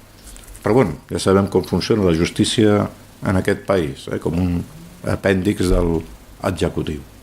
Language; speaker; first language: Catalan; native; Catalan